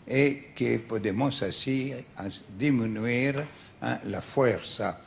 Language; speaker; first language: Spanish; non-native, fluent; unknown